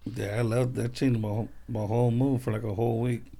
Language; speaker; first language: English; native; English